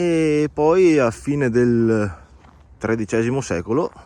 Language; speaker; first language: Italian; native; Italian